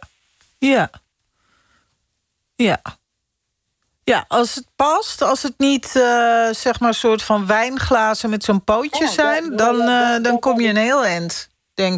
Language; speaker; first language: Dutch; native; Dutch